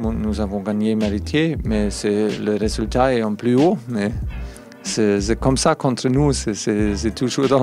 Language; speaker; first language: French; non-native, fluent; German